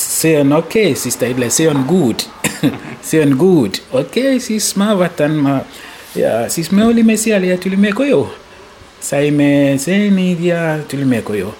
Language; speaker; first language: Estonian; non-native, learner; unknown